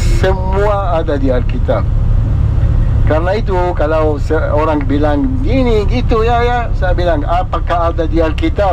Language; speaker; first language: Indonesian; non-native, fluent; Hebrew